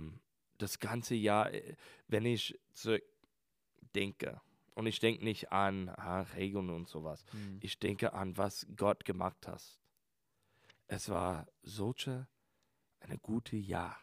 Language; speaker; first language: German; non-native, learner; English